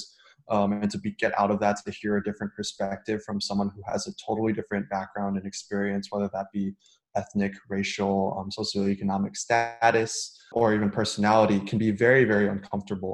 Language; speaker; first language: English; native; English